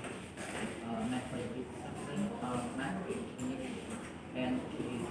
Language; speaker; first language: English; non-native, learner; Vietnamese